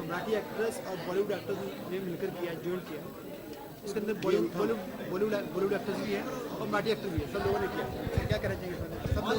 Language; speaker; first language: Hindi; native; Hindi